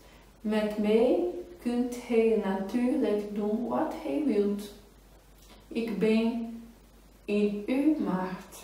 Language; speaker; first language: Dutch; non-native, fluent; Portuguese